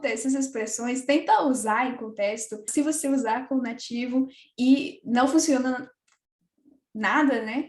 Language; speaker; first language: Portuguese; non-native, fluent; French